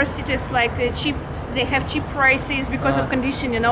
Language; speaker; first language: English; non-native, fluent; Russian